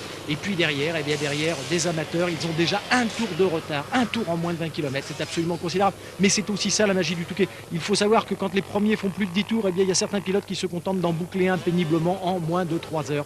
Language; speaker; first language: French; native; French